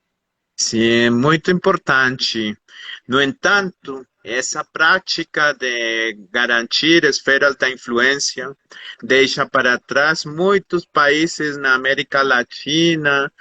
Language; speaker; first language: Portuguese; non-native, fluent; Spanish